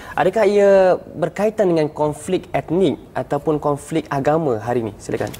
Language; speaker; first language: Malay; native; Malay